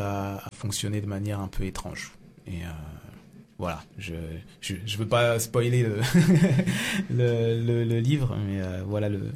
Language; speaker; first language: French; native; French